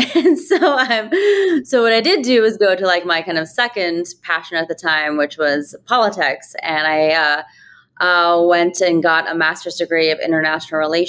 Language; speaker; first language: English; native; English